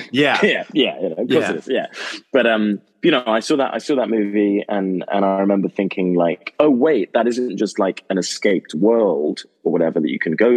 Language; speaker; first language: English; native; English